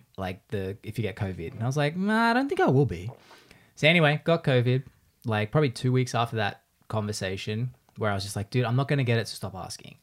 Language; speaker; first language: English; native; English